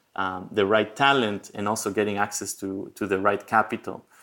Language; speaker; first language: English; early bilingual, other home language; Spanish